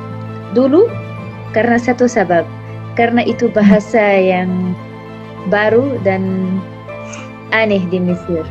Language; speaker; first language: Indonesian; non-native, fluent; Arabic